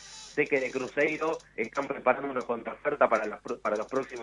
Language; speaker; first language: Spanish; native; Spanish